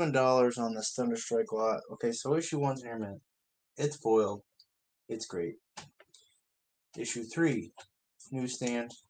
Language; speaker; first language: English; native; English